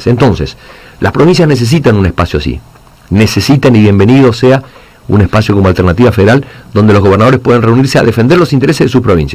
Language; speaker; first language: Spanish; native; Spanish